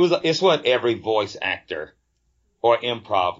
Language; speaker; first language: English; native; English